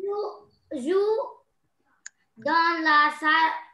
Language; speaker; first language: French; non-native, learner; Arabic